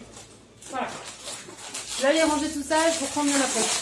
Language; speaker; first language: French; native; French